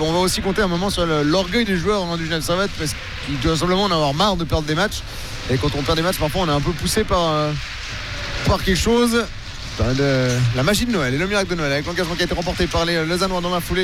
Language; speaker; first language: French; native; French